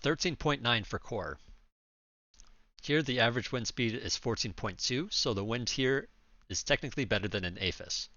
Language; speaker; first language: English; native; English